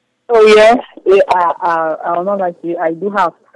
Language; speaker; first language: English; non-native, local second language; French